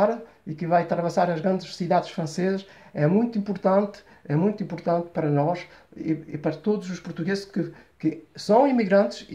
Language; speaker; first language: Portuguese; early bilingual, heritage; Portuguese